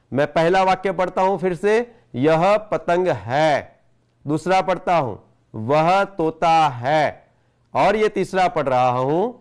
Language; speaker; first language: Hindi; non-native, local second language; Gujarati